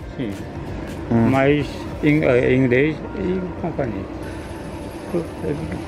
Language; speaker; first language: Portuguese; early bilingual, heritage; Konkani